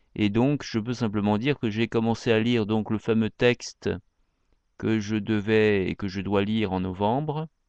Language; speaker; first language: French; native; French